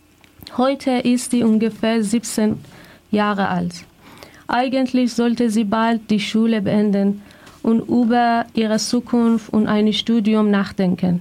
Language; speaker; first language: German; non-native, fluent; Persian